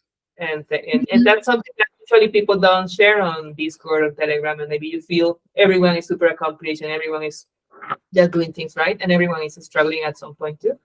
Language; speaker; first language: English; non-native, fluent; Spanish